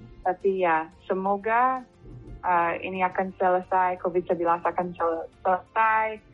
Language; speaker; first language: Indonesian; non-native, fluent; English